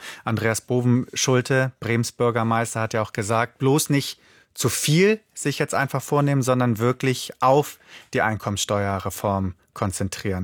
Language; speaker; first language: German; native; German